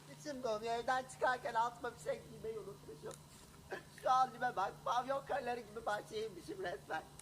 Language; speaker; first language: Turkish; native; Turkish